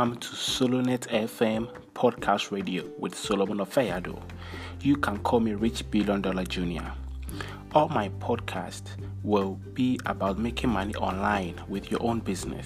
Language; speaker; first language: English; non-native, local second language; Akan